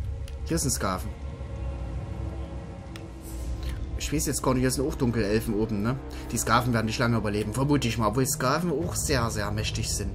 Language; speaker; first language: German; native; German